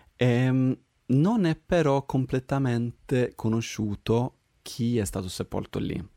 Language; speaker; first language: Italian; non-native, fluent; Swedish